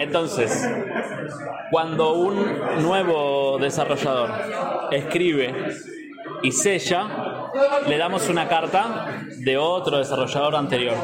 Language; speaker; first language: Spanish; native; Spanish